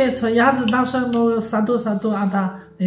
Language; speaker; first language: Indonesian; non-native, learner; Chinese